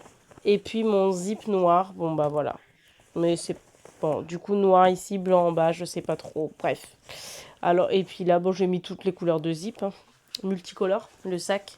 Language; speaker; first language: French; native; French